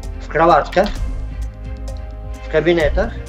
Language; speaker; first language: Polish; non-native, fluent; Ukrainian